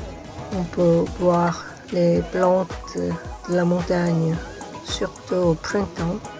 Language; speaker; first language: French; non-native, fluent; Korean